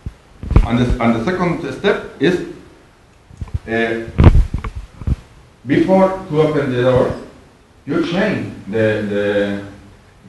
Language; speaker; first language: English; non-native, learner; Spanish